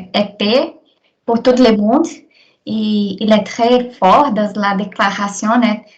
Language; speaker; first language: French; non-native, learner; Portuguese